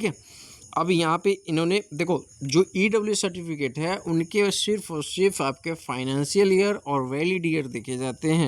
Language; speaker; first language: Hindi; native; Hindi